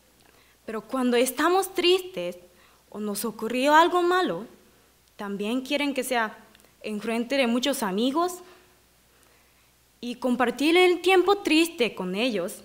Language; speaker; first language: Spanish; non-native, fluent; Japanese